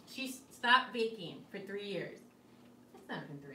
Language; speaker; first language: English; native; English